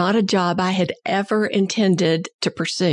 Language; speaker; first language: English; native; English